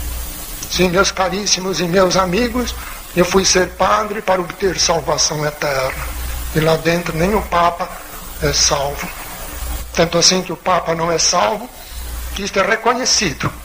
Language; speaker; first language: Portuguese; native; Portuguese